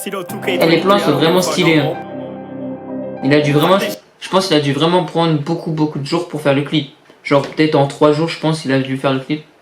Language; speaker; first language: French; native; French